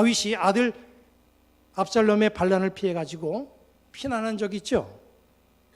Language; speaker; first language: Korean; native; Korean